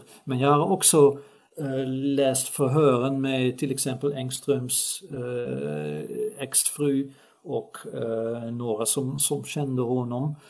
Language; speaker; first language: Swedish; non-native, fluent; Dutch